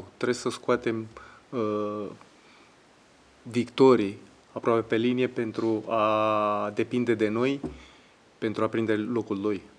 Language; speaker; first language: Romanian; non-native, fluent; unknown